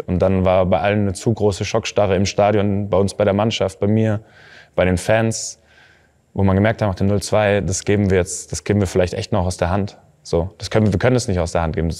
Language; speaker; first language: German; native; German